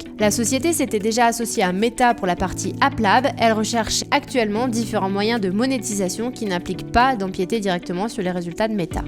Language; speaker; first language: French; native; French